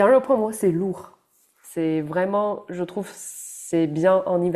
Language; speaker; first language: French; non-native, fluent; Chinese